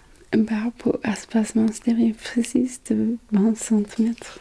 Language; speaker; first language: French; non-native, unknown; English